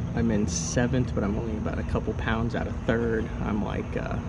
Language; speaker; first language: English; native; English